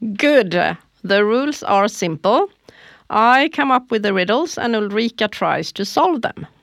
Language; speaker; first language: English; non-native, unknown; Swedish